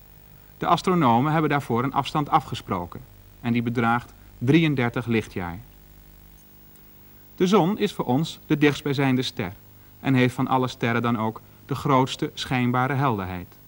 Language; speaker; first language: Dutch; native; Dutch